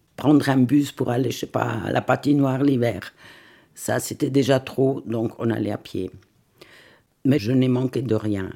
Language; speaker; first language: French; non-native, fluent; Swiss German